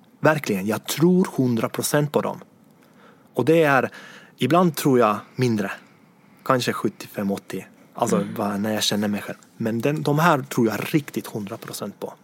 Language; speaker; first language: Swedish; non-native, fluent; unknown